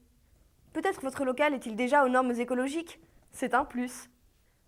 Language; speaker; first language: French; native; French